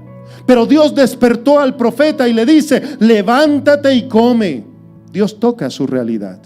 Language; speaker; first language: Spanish; native; Spanish